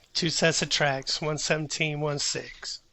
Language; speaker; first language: English; native; English